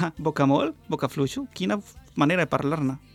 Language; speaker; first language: Catalan; non-native, learner; Spanish